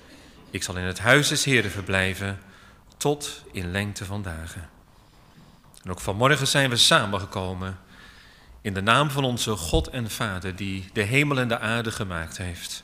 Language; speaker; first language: Dutch; native; Dutch